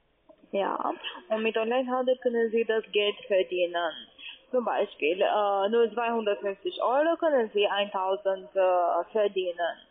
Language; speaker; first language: German; non-native, learner; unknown